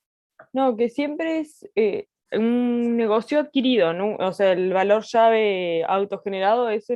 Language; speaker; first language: Spanish; native; Spanish